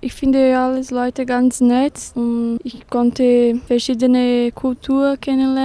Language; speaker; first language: German; non-native, learner; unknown